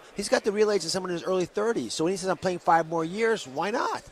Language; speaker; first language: English; native; English